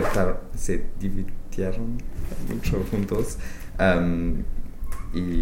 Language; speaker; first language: Spanish; non-native, fluent; English